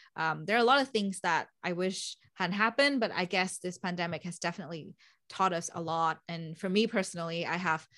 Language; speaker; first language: English; non-native, fluent; Vietnamese